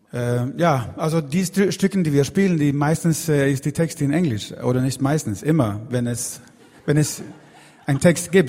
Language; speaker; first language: German; non-native, learner; Swedish